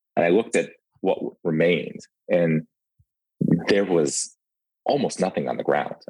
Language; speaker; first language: English; early bilingual, other home language; Ukrainian